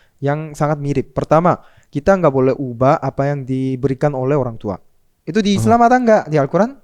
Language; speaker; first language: Indonesian; early bilingual, other home language; Korean